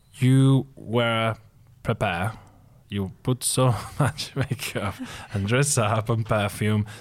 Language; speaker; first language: English; non-native, fluent; Spanish